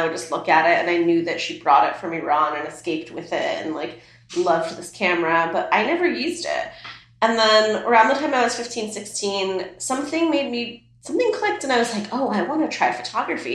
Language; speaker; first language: English; early bilingual, other home language; Persian